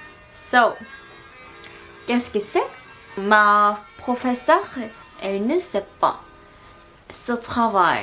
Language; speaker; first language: French; non-native, learner; Korean